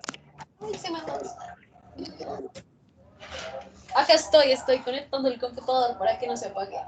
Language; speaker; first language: Spanish; native; Spanish